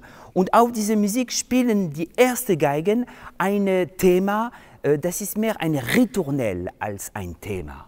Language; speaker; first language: German; non-native, fluent; French